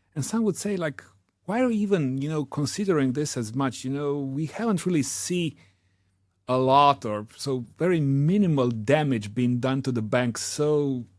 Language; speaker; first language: English; non-native, fluent; Slovenian